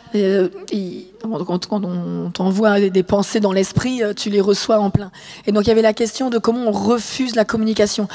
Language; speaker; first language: French; native; French